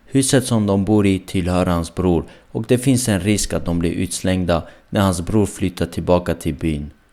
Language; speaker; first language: Swedish; early bilingual, other home language; Armenian